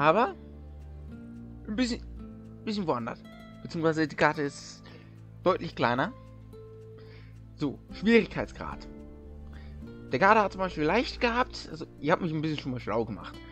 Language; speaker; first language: German; native; German